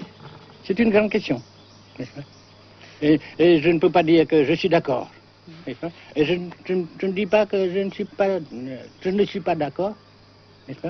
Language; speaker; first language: French; non-native, local second language; Vietnamese